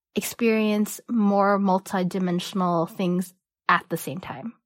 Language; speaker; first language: English; early bilingual, other home language; Cantonese